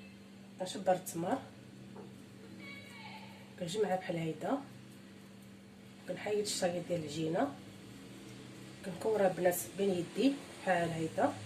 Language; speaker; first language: Arabic; native; Arabic